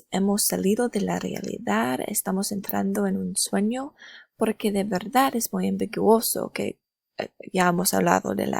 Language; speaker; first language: Spanish; non-native, learner; English